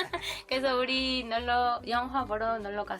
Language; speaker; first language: Korean; non-native, learner; Spanish